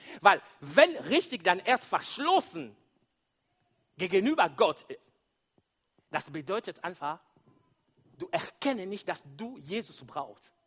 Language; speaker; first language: German; non-native, fluent; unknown